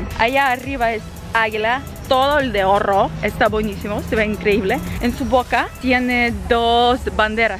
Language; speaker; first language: Spanish; non-native, fluent; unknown